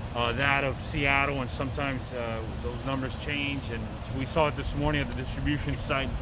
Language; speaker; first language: English; early bilingual, other home language; Spanish